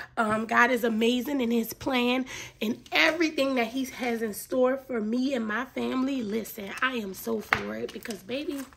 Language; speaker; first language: English; native; English